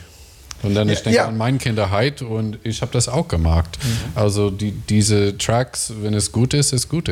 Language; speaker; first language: German; non-native, learner; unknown